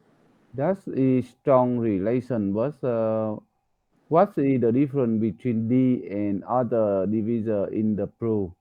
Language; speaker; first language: English; non-native, learner; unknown